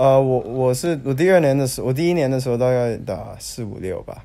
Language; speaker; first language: Chinese; non-native, local second language; Cantonese